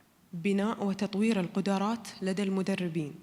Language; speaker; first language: Arabic; native; Arabic